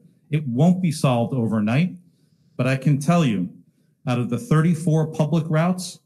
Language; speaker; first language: English; native; English